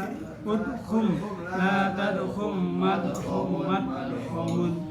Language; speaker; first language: Arabic; non-native, learner; Indonesian